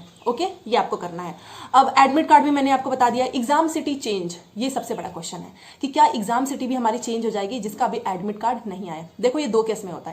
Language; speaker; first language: Hindi; native; Hindi